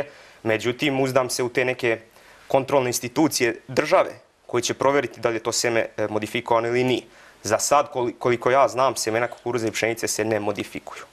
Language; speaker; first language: Croatian; native; Croatian